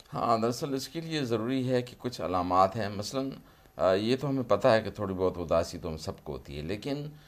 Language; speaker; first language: Urdu; non-native, local second language; Pashto